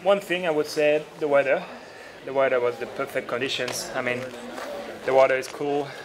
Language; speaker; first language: English; non-native, fluent; French